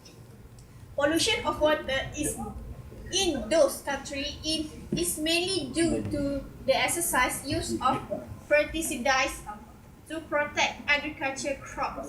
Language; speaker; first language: English; non-native, learner; Malay